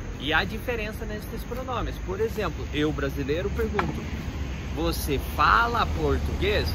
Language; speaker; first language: Portuguese; native; Portuguese